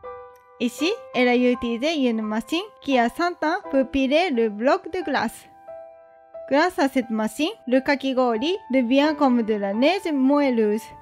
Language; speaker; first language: French; non-native, fluent; Japanese